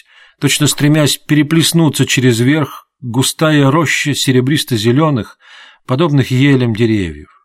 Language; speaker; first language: Russian; native; Russian